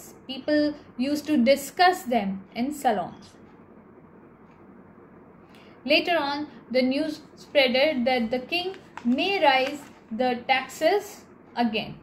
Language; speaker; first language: English; non-native, local second language; Hindi